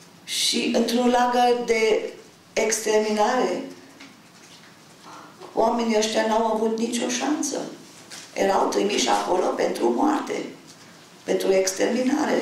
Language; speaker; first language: Romanian; non-native, local second language; German